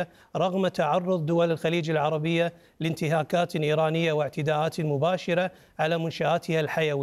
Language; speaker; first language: Arabic; native; Arabic